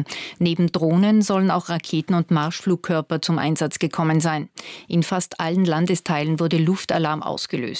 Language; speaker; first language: German; native; German